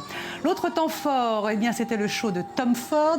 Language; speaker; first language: French; native; French